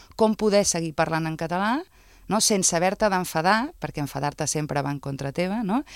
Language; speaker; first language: Catalan; native; Catalan